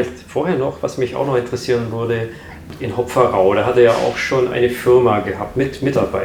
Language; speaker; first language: German; native; German